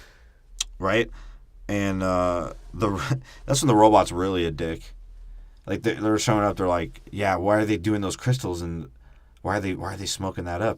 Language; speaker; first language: English; native; English